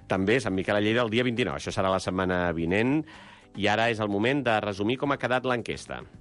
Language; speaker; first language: Catalan; native; Catalan